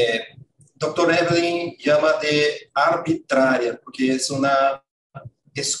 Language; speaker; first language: Spanish; non-native, fluent; Portuguese